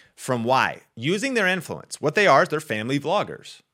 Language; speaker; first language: English; native; English